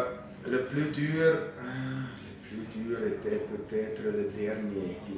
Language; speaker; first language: French; non-native, fluent; German